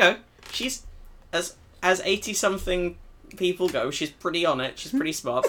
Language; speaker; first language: English; native; English